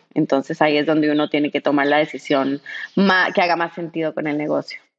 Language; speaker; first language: Spanish; native; Spanish